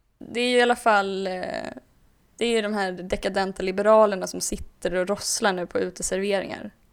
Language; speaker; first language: Swedish; native; Swedish